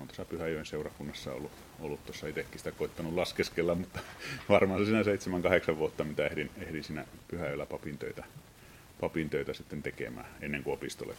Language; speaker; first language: Finnish; native; Finnish